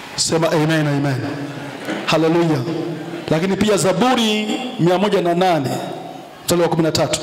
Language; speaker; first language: Swahili; native; Swahili